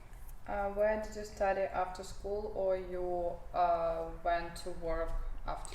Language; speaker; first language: English; non-native, learner; Russian